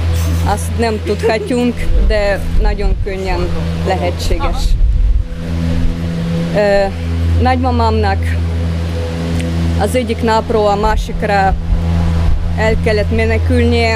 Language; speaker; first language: Hungarian; non-native, fluent; Russian